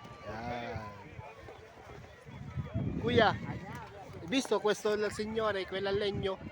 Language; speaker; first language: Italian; non-native, learner; Filipino